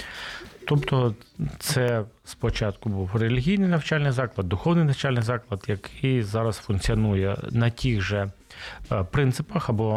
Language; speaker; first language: Ukrainian; non-native, local second language; Russian